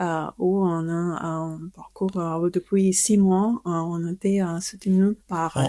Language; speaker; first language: French; non-native, fluent; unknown